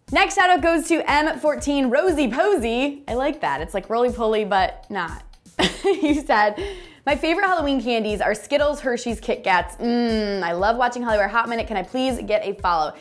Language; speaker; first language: English; native; English